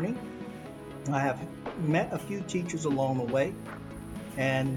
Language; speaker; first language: English; native; English